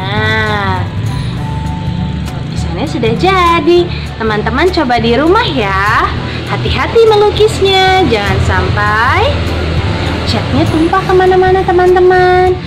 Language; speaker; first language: Indonesian; native; Indonesian